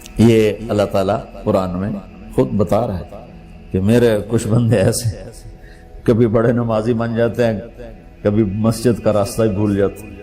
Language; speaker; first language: Urdu; non-native, local second language; Punjabi